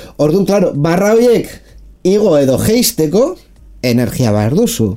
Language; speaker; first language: Basque; non-native, local second language; Spanish